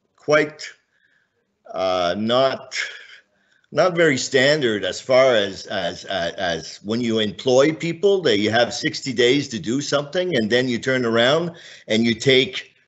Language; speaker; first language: English; non-native, local second language; French